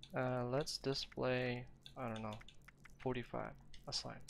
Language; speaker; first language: English; non-native, fluent; Ukrainian